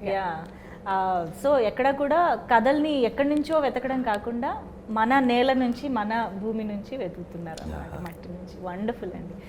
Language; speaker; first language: Telugu; native; Telugu